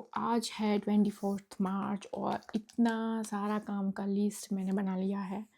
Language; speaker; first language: Hindi; non-native, local second language; Gujarati